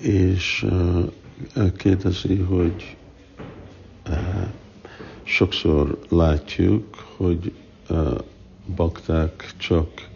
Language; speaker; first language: Hungarian; early bilingual, heritage; Hungarian